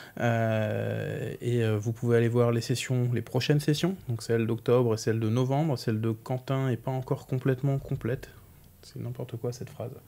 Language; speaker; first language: French; native; French